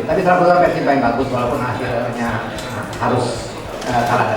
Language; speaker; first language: Indonesian; native; Indonesian